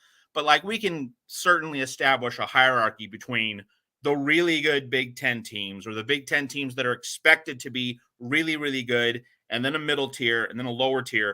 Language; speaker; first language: English; native; English